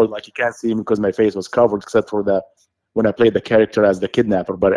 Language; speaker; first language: English; non-native, fluent; Arabic